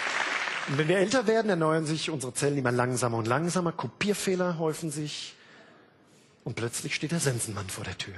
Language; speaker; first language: German; native; German